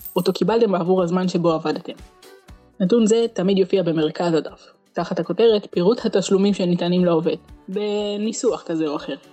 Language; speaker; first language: Hebrew; native; Hebrew